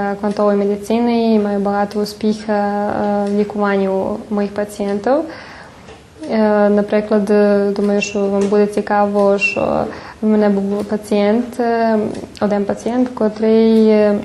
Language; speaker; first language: Ukrainian; early bilingual, heritage; Ukrainian